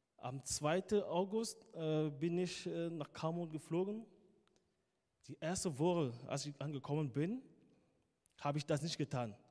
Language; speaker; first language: German; non-native, fluent; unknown